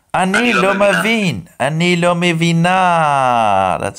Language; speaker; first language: Hebrew; non-native, learner; English